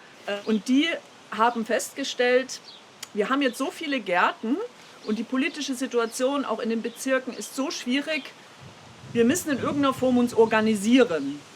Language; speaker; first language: German; native; German